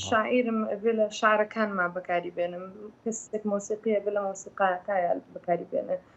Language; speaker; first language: Central Kurdish; early bilingual, heritage; Central Kurdish